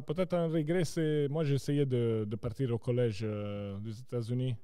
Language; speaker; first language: French; non-native, local second language; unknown